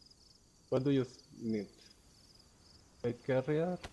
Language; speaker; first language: English; non-native, learner; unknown